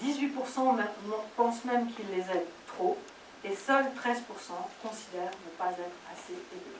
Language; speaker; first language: French; native; French